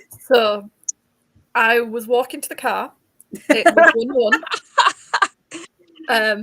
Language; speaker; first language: English; native; English